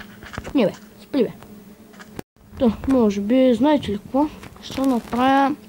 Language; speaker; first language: Bulgarian; native; Bulgarian